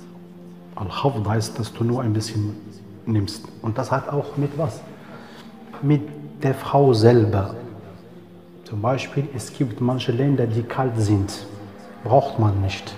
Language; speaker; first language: German; non-native, fluent; Arabic